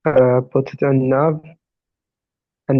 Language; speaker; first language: English; non-native, fluent; Arabic